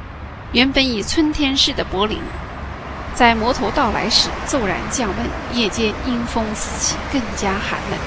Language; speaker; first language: Chinese; native; Chinese